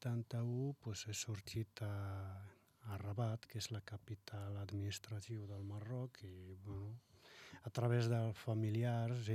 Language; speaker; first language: Catalan; non-native, learner; Arabic